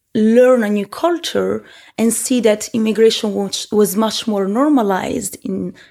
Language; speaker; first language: English; early bilingual, heritage; Italian